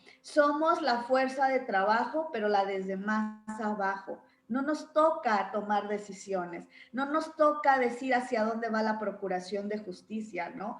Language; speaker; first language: Spanish; native; Spanish